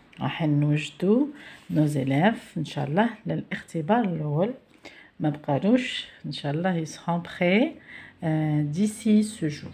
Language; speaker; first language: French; non-native, local second language; Arabic